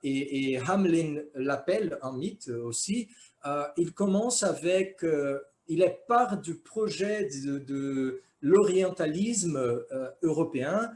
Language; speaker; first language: French; non-native, fluent; Portuguese